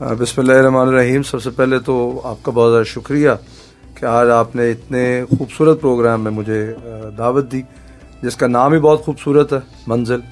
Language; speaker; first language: Urdu; non-native, local second language; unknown